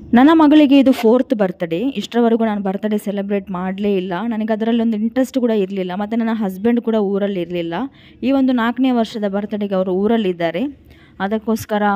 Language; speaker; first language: Kannada; non-native, local second language; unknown